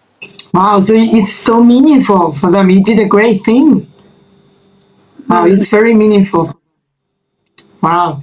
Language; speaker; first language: English; non-native, fluent; Chinese